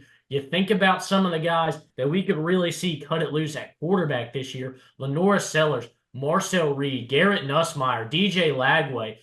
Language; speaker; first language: English; native; English